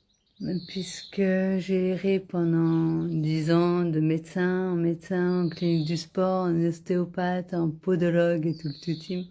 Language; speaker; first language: French; native; French